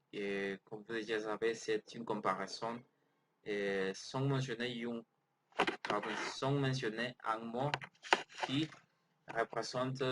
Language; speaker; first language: French; non-native, learner; Spanish